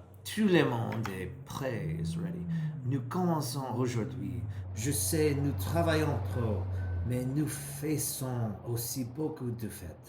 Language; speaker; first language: French; non-native, learner; English